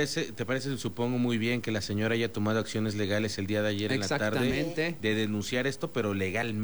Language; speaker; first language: Spanish; native; Spanish